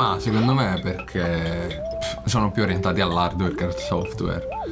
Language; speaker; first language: Italian; native; Italian